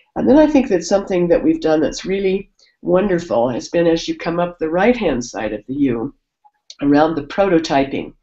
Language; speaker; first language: English; native; English